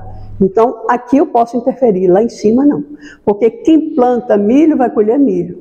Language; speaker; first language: Portuguese; native; Portuguese